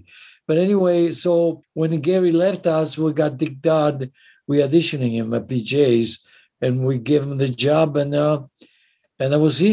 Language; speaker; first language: English; non-native, fluent; Italian